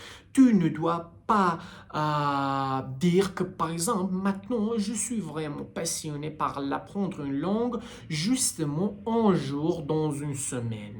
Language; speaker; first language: French; non-native, learner; Persian